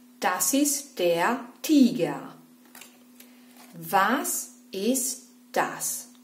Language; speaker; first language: German; non-native, fluent; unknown